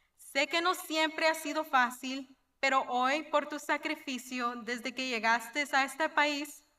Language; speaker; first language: Spanish; early bilingual, heritage; Spanish